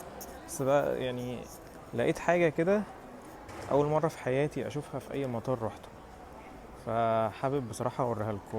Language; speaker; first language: Arabic; native; Arabic